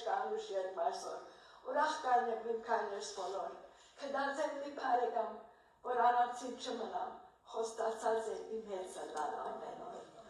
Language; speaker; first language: Armenian; early bilingual, heritage; Armenian